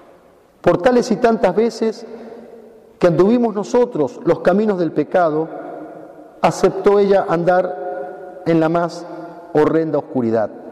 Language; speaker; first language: Spanish; native; Spanish